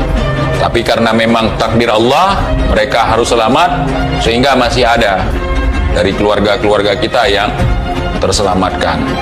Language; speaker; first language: Indonesian; native; Indonesian